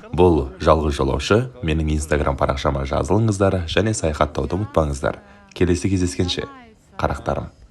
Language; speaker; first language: Kazakh; native; Kazakh